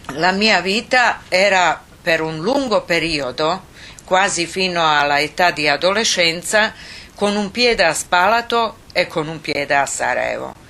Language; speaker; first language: Italian; non-native, fluent; Croatian